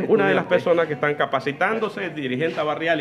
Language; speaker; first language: Spanish; native; Spanish